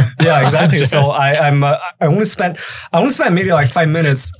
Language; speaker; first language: English; native; English